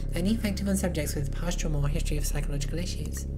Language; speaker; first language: English; native; English